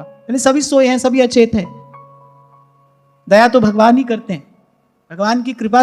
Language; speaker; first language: Hindi; native; Hindi